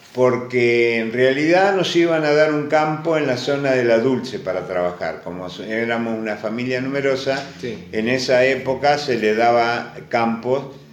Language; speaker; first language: Spanish; early bilingual, other home language; Greek